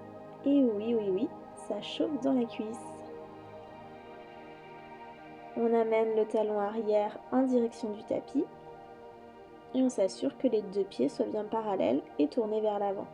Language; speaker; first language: French; native; French